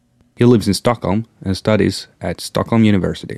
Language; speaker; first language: English; non-native, fluent; Swedish